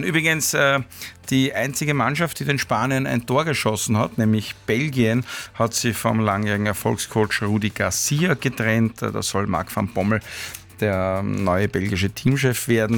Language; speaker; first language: German; native; German